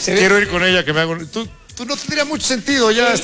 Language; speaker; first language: Spanish; native; Spanish